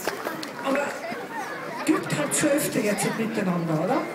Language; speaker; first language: German; native; German